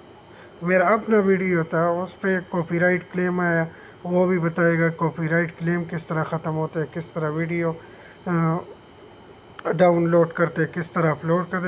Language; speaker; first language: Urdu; non-native, local second language; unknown